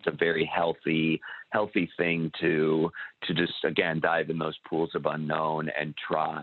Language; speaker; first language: English; native; English